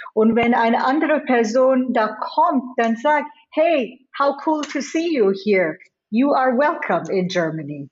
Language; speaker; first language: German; non-native, fluent; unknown